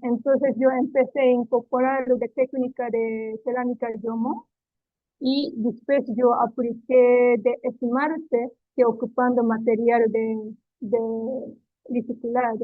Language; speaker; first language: Spanish; non-native, learner; Japanese